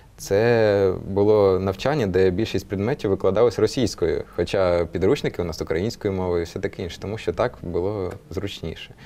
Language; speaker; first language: Ukrainian; non-native, local second language; Russian